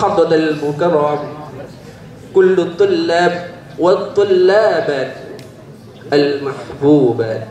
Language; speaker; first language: Arabic; non-native, learner; Indonesian